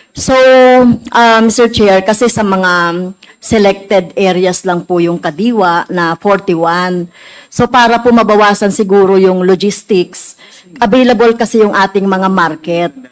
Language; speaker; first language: Filipino; native; Filipino